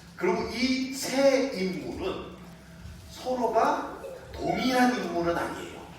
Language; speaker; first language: Korean; native; Korean